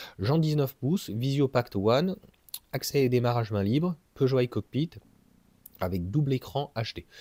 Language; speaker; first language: French; native; French